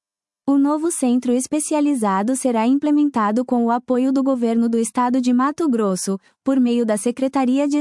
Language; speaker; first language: Portuguese; native; Portuguese